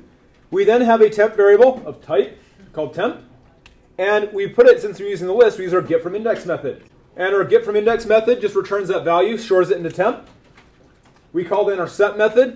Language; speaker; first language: English; native; English